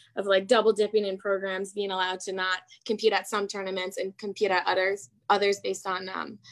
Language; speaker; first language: English; native; English